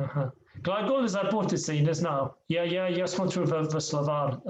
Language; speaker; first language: Russian; non-native, learner; English